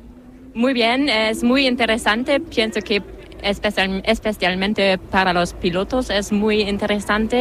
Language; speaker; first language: Spanish; non-native, learner; German